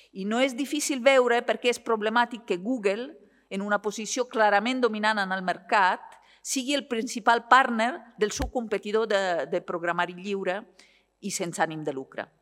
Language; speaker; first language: Catalan; non-native, fluent; Italian